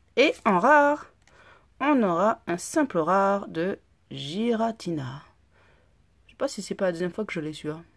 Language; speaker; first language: French; native; French